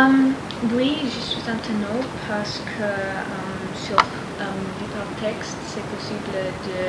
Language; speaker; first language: French; non-native, learner; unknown